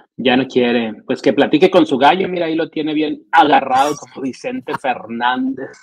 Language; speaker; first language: Spanish; native; Spanish